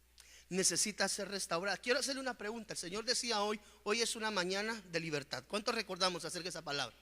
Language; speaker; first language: Spanish; native; Spanish